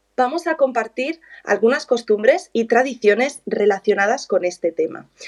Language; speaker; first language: Spanish; native; Spanish